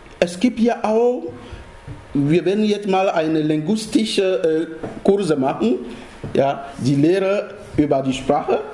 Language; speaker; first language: German; non-native, fluent; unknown